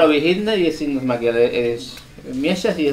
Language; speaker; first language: Polish; non-native, learner; Spanish